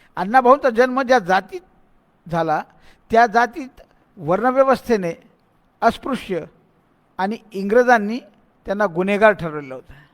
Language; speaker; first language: Marathi; non-native, local second language; Hindi